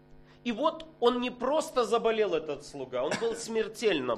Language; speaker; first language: Polish; non-native, learner; Russian